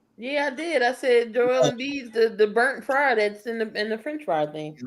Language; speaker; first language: English; native; English